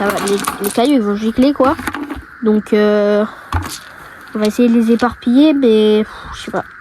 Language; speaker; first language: French; native; French